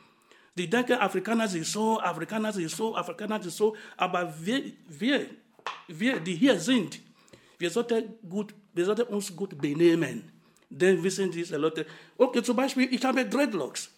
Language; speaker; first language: German; non-native, fluent; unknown